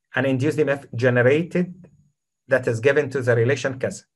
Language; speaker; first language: English; non-native, fluent; Arabic